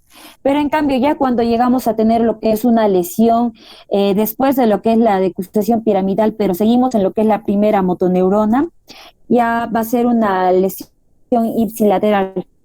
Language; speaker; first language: Spanish; native; Spanish